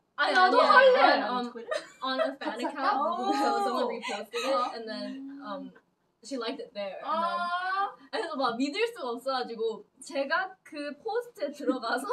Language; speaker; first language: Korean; early bilingual, heritage; Korean